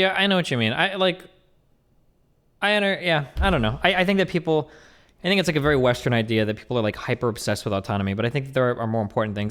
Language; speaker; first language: English; native; English